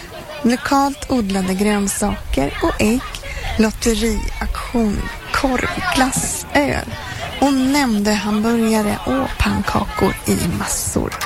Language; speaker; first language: Swedish; native; Swedish